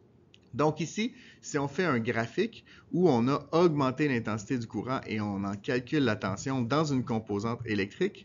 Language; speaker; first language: French; native; French